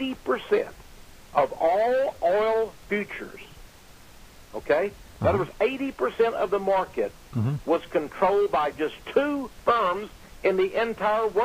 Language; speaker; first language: English; native; English